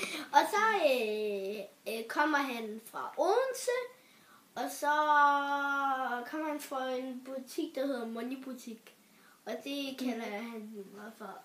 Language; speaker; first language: Danish; early bilingual, other home language; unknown